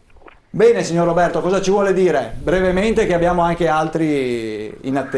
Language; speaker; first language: Italian; native; Italian